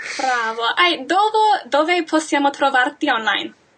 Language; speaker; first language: Italian; non-native, fluent; English